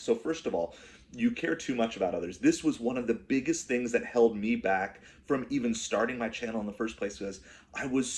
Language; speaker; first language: English; native; English